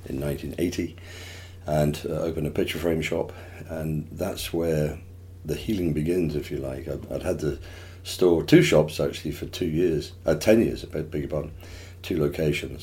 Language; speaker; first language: English; native; English